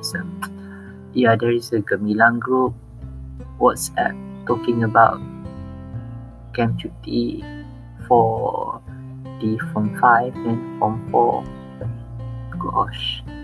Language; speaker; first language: English; non-native, local second language; Malay